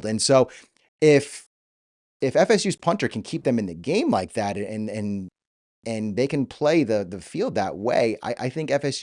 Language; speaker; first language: English; native; English